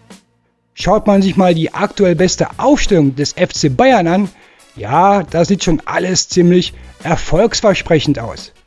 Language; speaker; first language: German; native; German